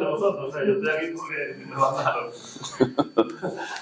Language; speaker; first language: Spanish; native; Spanish